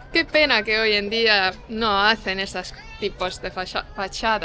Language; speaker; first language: Spanish; non-native, fluent; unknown